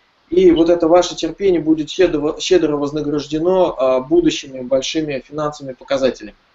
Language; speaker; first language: Russian; native; Russian